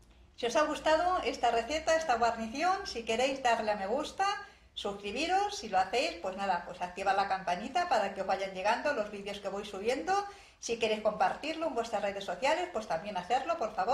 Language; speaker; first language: Spanish; native; Spanish